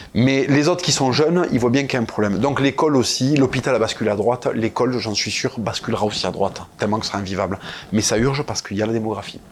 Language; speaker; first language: French; native; French